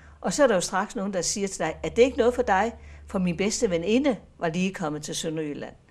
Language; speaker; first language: Danish; native; Danish